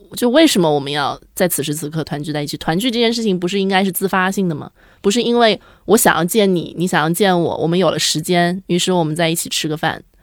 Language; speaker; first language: Chinese; native; Chinese